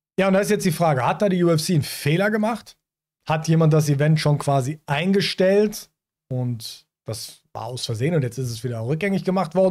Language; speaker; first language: German; native; German